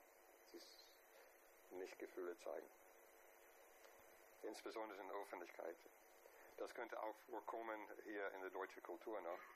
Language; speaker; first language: German; non-native, fluent; English